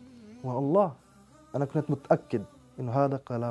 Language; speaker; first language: Arabic; non-native, learner; French